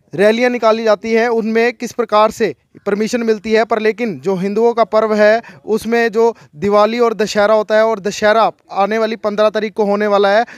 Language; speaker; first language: Hindi; native; Hindi